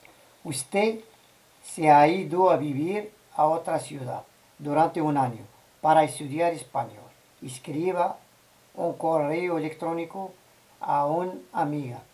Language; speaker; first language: Spanish; non-native, learner; Arabic